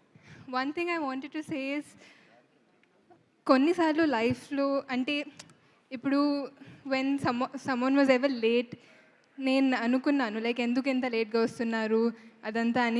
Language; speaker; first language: Telugu; non-native, fluent; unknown